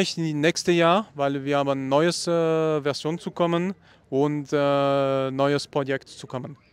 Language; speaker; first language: German; non-native, learner; Italian